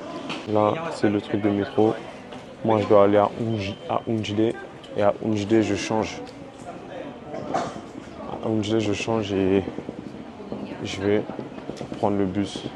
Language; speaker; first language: French; native; French